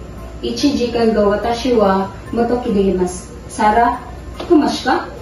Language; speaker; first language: Japanese; non-native, learner; Filipino